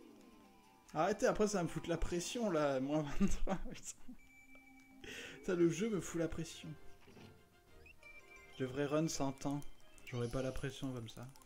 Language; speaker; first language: French; native; French